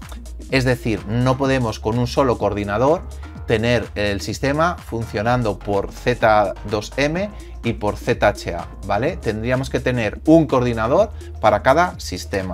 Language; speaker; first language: Spanish; native; Spanish